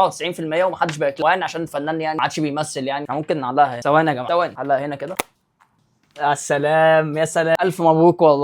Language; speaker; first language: Arabic; native; Arabic